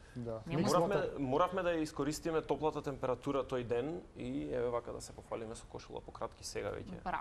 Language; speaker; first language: Macedonian; native; Macedonian